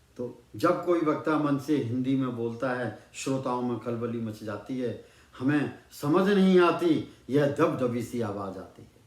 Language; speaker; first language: Hindi; non-native, local second language; Punjabi